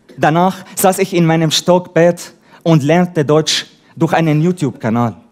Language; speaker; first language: German; non-native, fluent; Arabic